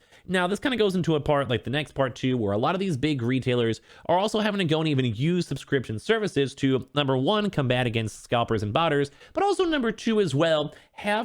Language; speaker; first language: English; native; English